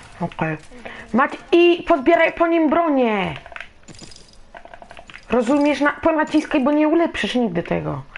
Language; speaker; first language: Polish; native; Polish